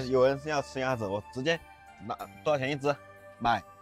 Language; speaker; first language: Chinese; native; Chinese